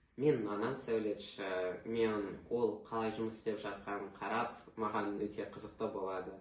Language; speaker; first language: Kazakh; non-native, local second language; Russian